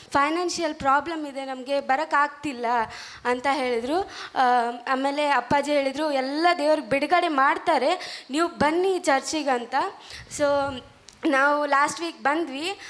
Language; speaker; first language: Kannada; native; Kannada